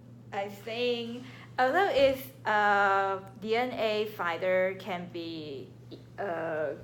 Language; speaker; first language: English; non-native, learner; Chinese